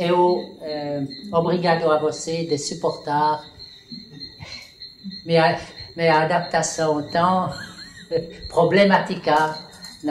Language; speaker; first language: Portuguese; non-native, learner; French